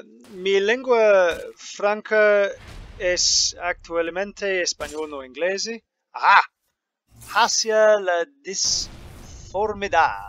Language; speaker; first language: Spanish; non-native, learner; English